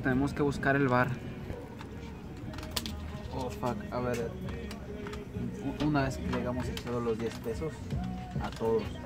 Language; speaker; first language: Spanish; native; Spanish